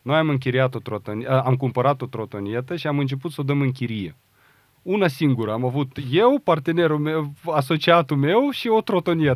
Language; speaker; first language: Romanian; non-native, local second language; Russian